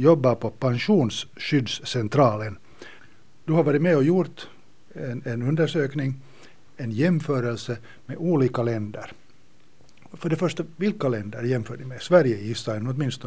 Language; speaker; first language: Swedish; native; Swedish